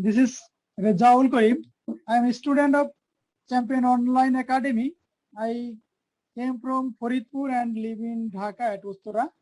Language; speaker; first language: English; non-native, learner; Bangla